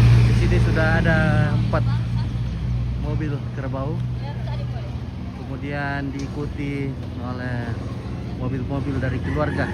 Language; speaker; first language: Indonesian; non-native, local second language; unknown